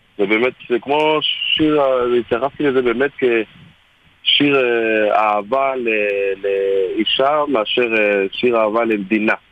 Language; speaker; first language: Hebrew; native; Hebrew